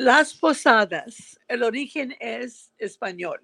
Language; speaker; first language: Spanish; early bilingual, heritage; Spanish